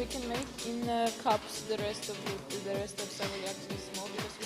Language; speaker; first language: English; non-native, fluent; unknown